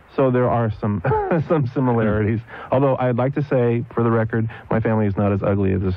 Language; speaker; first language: English; native; English